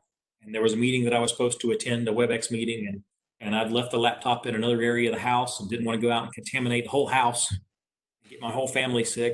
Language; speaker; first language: English; native; English